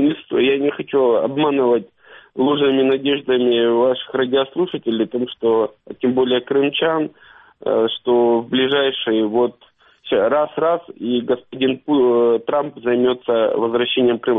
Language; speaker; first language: Russian; native; Russian